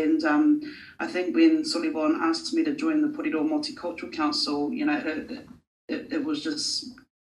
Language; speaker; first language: English; native; English